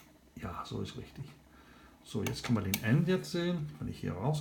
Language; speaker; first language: German; non-native, learner; English